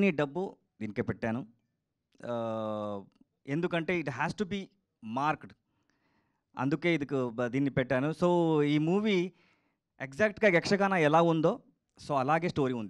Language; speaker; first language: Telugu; non-native, learner; Kannada